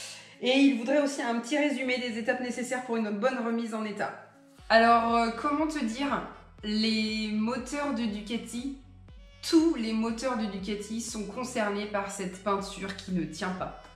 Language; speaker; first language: French; native; French